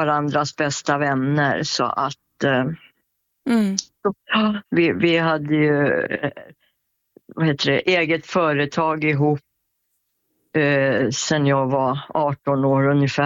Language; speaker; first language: Swedish; native; Swedish